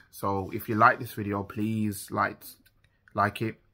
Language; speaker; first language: English; native; English